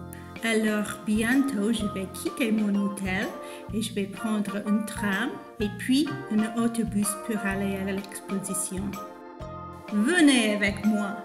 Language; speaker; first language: French; non-native, fluent; English